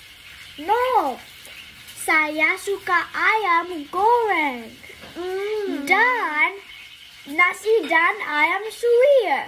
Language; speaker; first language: Indonesian; early bilingual, heritage; English